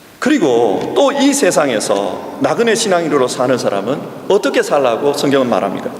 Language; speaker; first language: Korean; native; Korean